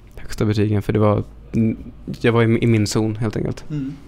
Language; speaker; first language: Swedish; native; Swedish